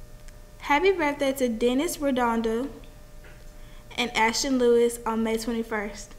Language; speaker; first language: English; native; English